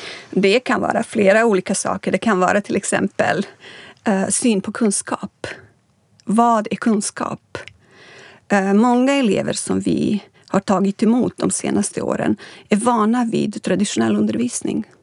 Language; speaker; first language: Swedish; non-native, fluent; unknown